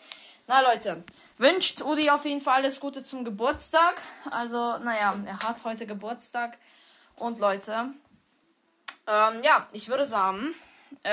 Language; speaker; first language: German; early bilingual, other home language; Hungarian